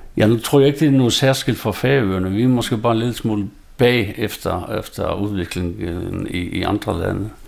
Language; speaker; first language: Danish; non-native, local second language; Faroese